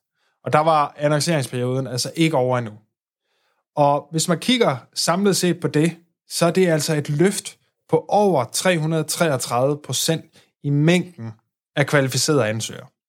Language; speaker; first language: Danish; native; Danish